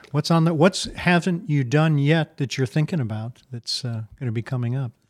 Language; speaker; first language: English; native; English